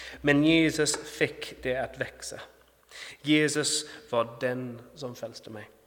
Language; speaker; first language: Swedish; non-native, fluent; English